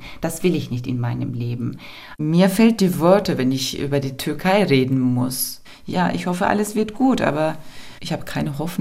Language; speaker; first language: German; non-native, fluent; Turkish